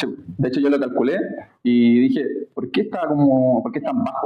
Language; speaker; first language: Spanish; native; Spanish